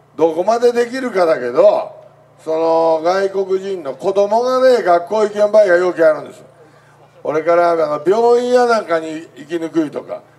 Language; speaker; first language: Japanese; native; Japanese